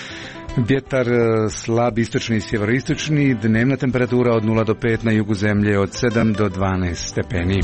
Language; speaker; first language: Croatian; native; Croatian